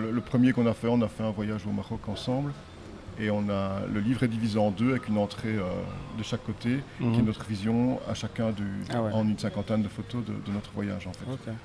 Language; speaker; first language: French; native; French